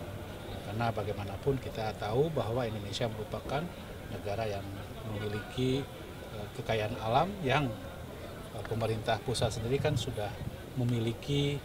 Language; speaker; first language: Indonesian; native; Indonesian